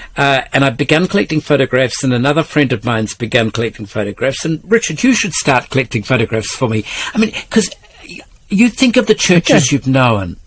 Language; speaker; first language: English; native; English